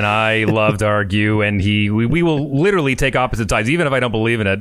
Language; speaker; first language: English; native; English